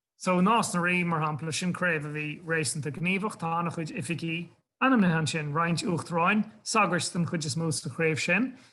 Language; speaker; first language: Irish; non-native, local second language; English